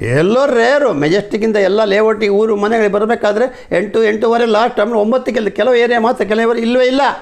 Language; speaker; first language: Kannada; native; Kannada